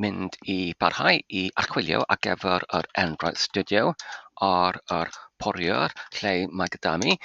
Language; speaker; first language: Welsh; non-native, fluent; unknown